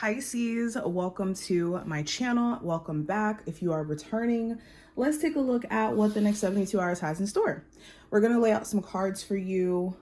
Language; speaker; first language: English; native; English